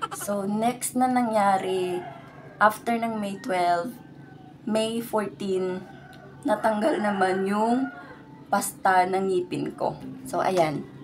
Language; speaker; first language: Filipino; native; Filipino